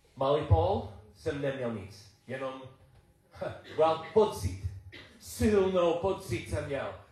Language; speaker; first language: Czech; non-native, learner; English